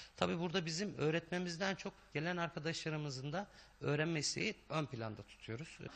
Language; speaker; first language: Turkish; native; Turkish